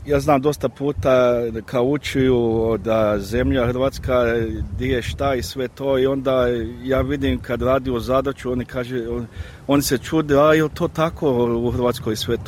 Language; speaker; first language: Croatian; early bilingual, heritage; English